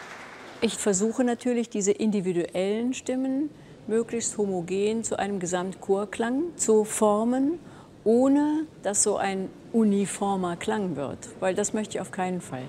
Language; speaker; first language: German; native; German